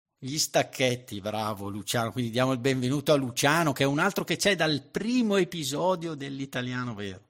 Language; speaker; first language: Italian; native; Italian